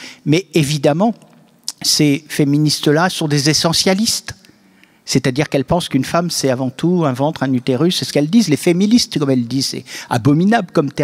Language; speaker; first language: French; native; French